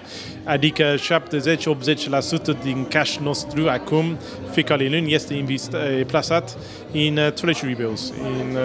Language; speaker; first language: Romanian; non-native, learner; English